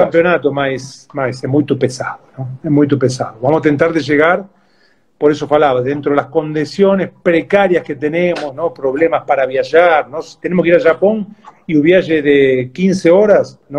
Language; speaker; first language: Portuguese; non-native, fluent; Spanish